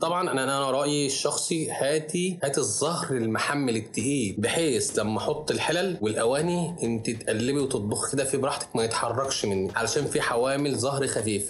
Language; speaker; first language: Arabic; native; Arabic